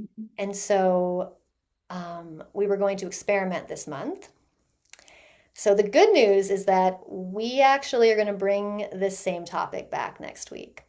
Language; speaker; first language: English; native; English